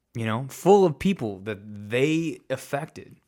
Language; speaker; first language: English; native; English